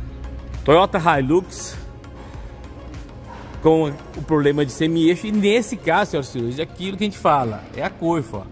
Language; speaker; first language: Portuguese; native; Portuguese